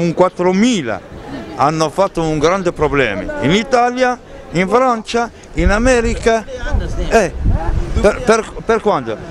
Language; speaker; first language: Italian; non-native, learner; Arabic